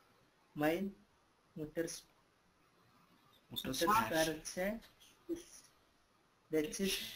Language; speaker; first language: German; non-native, learner; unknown